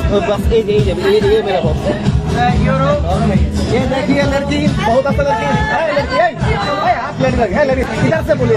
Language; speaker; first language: Hindi; non-native, learner; Bangla